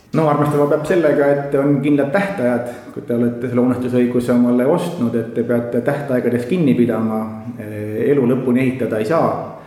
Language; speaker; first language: Estonian; native; Estonian